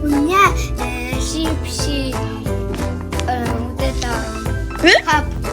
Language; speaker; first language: Russian; non-native, local second language; Kazakh